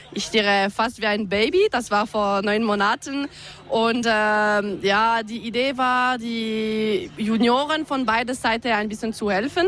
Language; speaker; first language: German; non-native, local second language; French